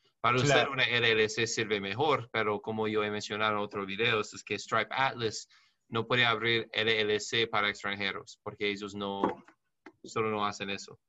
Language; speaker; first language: Spanish; non-native, learner; English